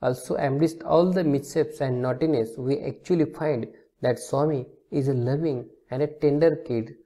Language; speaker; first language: English; non-native, local second language; Marathi